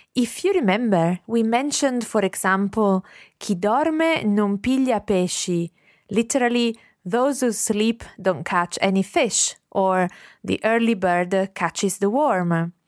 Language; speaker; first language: English; non-native, fluent; Italian